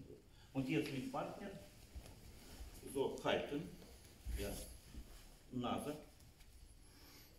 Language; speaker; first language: German; non-native, learner; Russian